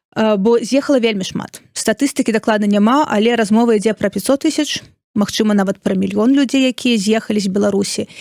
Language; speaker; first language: Belarusian; non-native, local second language; Russian